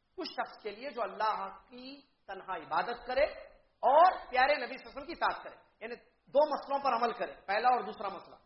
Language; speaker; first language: Urdu; native; Urdu